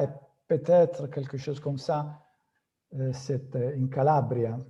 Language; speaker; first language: French; non-native, fluent; Italian